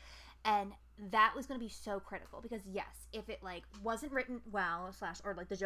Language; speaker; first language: English; native; English